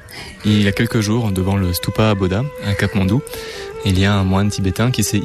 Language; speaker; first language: French; native; French